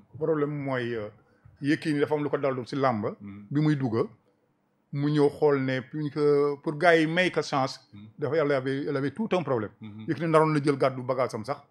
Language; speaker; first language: Wolof; native; Wolof